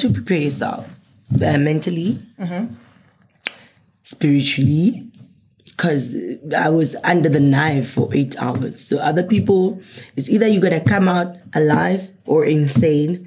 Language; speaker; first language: English; non-native, local second language; Southern Sotho